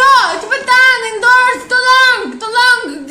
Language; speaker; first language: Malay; non-native, learner; Russian